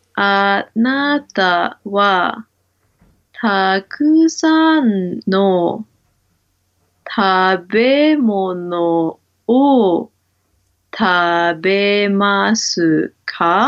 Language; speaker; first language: Japanese; non-native, learner; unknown